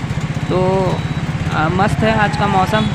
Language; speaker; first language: Hindi; native; Hindi